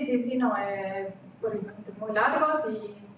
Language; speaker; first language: Spanish; non-native, learner; Italian